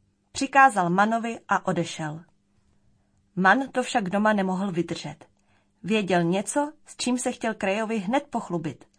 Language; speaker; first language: Czech; native; Czech